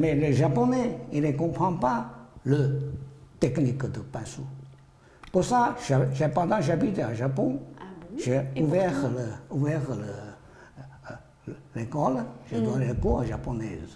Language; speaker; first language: French; non-native, learner; Chinese